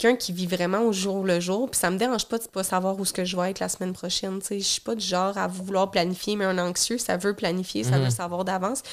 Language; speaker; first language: French; native; French